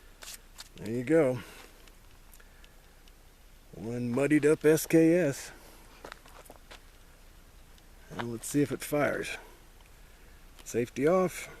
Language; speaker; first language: English; native; English